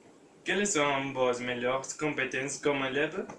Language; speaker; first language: French; non-native, learner; Spanish